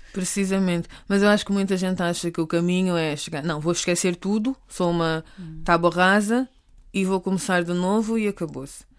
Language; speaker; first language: Portuguese; native; Portuguese